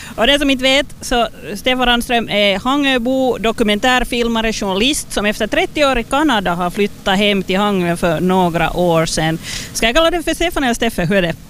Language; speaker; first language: Swedish; native; Swedish